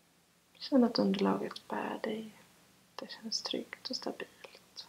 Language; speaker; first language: Swedish; native; Swedish